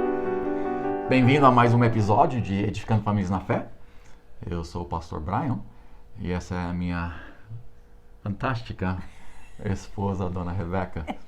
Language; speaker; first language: Portuguese; non-native, fluent; English